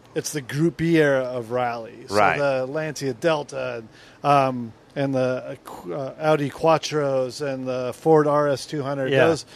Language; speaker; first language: English; native; English